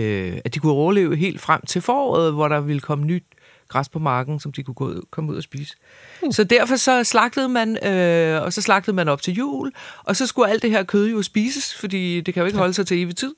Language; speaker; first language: Danish; native; Danish